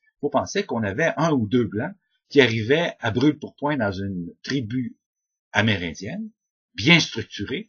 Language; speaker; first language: French; native; French